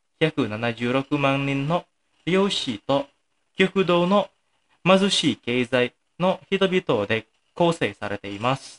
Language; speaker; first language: Japanese; non-native, fluent; Indonesian